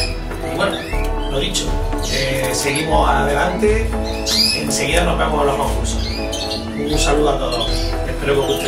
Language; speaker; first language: Spanish; native; Spanish